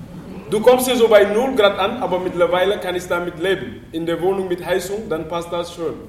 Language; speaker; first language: German; non-native, fluent; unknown